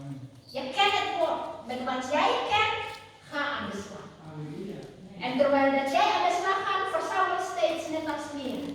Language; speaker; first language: Dutch; non-native, fluent; Indonesian